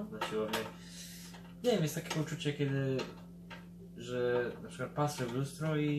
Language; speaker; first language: Polish; early bilingual, heritage; Polish